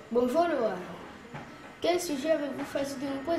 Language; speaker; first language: French; native; French